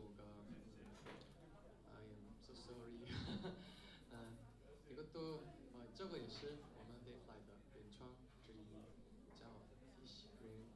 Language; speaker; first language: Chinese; non-native, fluent; Korean